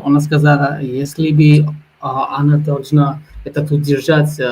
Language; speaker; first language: Russian; non-native, learner; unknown